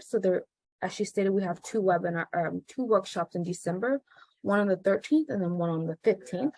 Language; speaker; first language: English; native; English